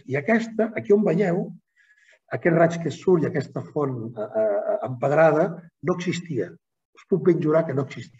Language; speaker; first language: Catalan; native; Catalan